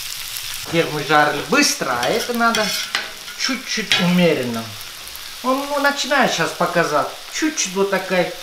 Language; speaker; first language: Russian; non-native, fluent; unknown